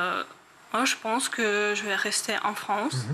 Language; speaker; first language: French; non-native, learner; Ukrainian